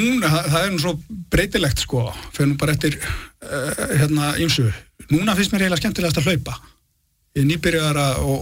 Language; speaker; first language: Icelandic; native; Icelandic